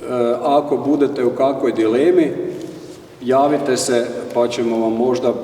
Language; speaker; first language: Croatian; native; Croatian